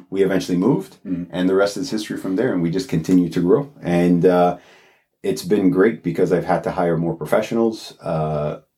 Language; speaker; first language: English; native; English